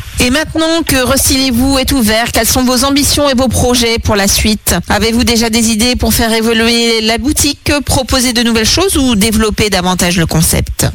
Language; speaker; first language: French; native; French